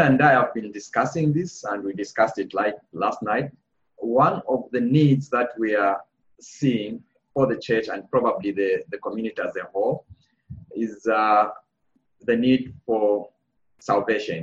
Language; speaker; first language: English; non-native, local second language; Bemba